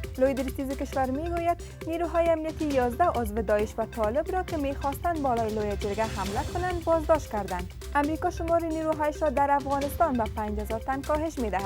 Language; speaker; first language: Persian; native; Persian